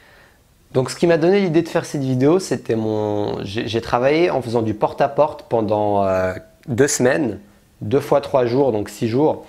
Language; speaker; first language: French; native; French